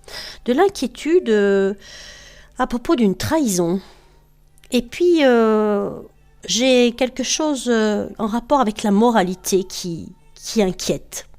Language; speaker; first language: French; native; French